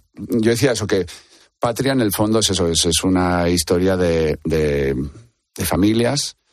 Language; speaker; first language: Spanish; native; Spanish